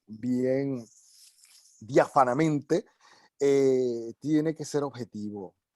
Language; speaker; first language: Spanish; native; Spanish